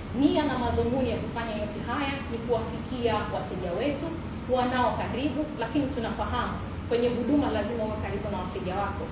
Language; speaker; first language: Swahili; native; Swahili